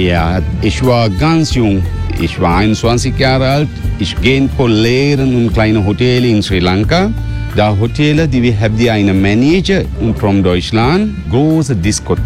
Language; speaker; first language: German; non-native, learner; Sinhala